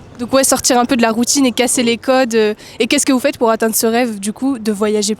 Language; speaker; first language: French; native; French